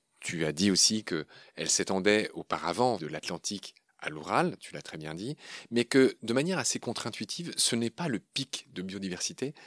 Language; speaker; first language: French; native; French